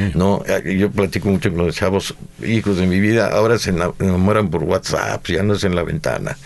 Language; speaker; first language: Spanish; native; Spanish